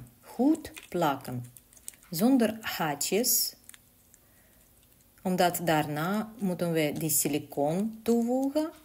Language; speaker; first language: Dutch; non-native, learner; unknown